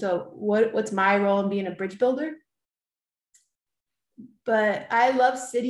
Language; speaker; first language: English; native; English